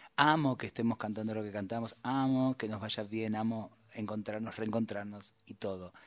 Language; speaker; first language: Spanish; native; Spanish